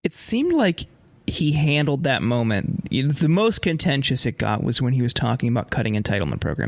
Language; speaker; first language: English; native; English